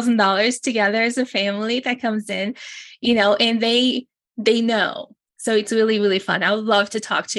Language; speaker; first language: English; non-native, fluent; Portuguese